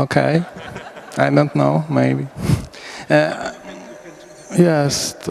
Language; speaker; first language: English; non-native, learner; Polish